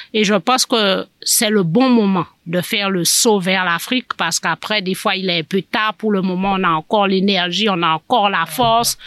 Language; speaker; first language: French; native; French